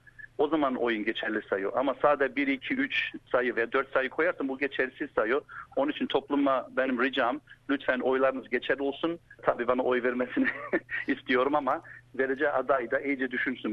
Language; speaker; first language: Turkish; early bilingual, heritage; Turkish